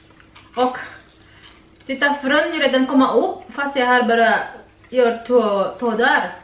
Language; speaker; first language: Swedish; non-native, learner; Indonesian